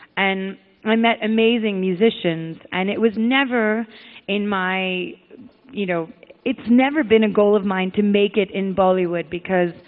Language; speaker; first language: English; native; English